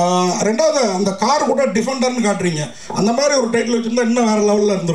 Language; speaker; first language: Tamil; native; Tamil